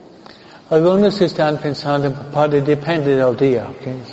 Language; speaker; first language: Spanish; non-native, fluent; English